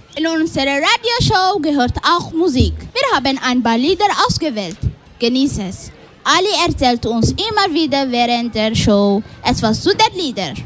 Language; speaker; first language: German; non-native, learner; Somali